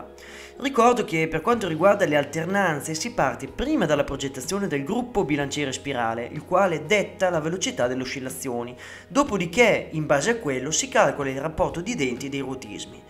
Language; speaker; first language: Italian; native; Italian